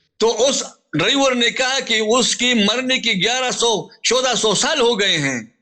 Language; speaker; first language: Urdu; non-native, local second language; Pashto